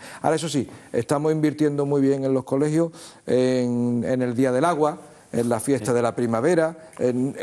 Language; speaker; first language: Spanish; native; Spanish